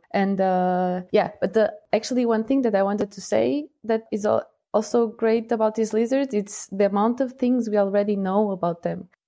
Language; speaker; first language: English; non-native, fluent; Portuguese